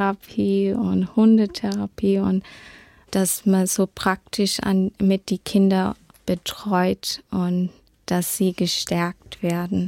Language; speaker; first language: German; early bilingual, heritage; German